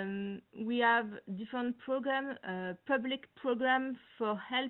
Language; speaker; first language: English; non-native, learner; French